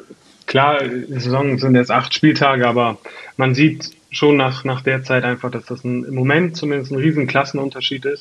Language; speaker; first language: German; native; German